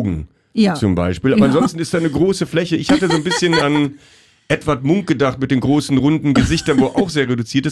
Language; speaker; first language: German; native; German